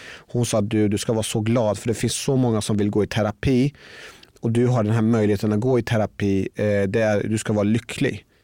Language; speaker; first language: Swedish; early bilingual, other home language; Persian